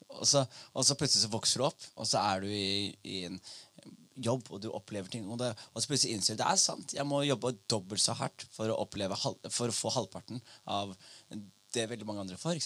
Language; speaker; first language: Norwegian; early bilingual, other home language; Somali